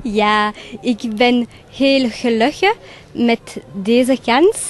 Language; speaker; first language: Dutch; non-native, local second language; French